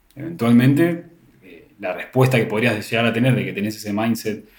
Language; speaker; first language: Spanish; native; Spanish